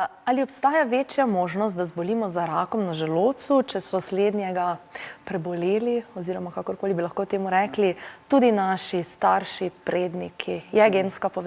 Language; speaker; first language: Slovenian; native; Slovenian